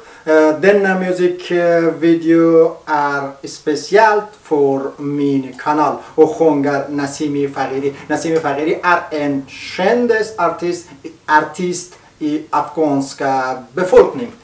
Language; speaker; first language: Swedish; non-native, learner; Persian